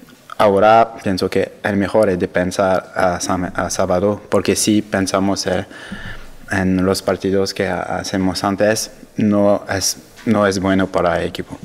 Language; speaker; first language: Spanish; non-native, learner; French